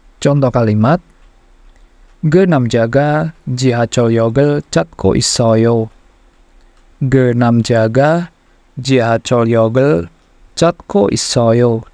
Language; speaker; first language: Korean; non-native, fluent; Indonesian